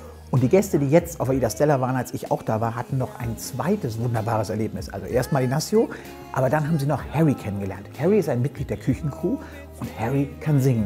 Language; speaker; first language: German; native; German